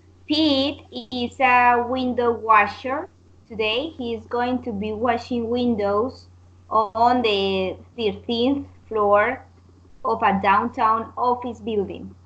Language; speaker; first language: English; non-native, learner; Spanish